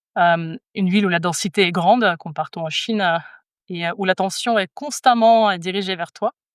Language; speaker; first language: French; non-native, fluent; Russian